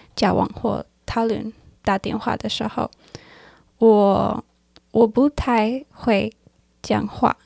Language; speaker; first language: Chinese; non-native, learner; English